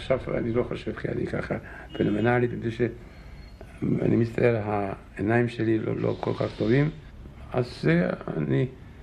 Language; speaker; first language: Hebrew; non-native, fluent; Czech